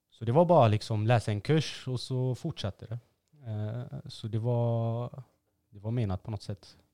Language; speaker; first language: Swedish; early bilingual, other home language; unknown